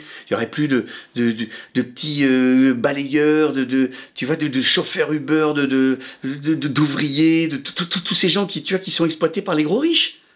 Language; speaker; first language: French; native; French